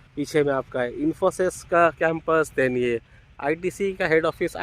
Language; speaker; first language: Hindi; non-native, local second language; Bangla